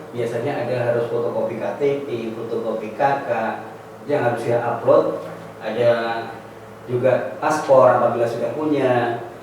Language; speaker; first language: Indonesian; non-native, local second language; Javanese